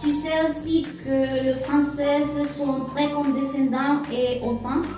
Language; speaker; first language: French; non-native, learner; Spanish